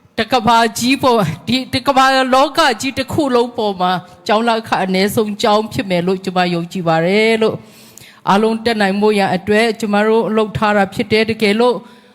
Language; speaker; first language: Burmese; non-native, local second language; Tedim Chin